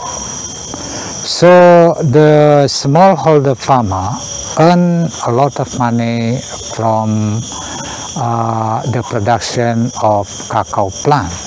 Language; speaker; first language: English; non-native, learner; Indonesian